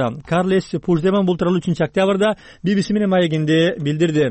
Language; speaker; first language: Kyrgyz; native; Kyrgyz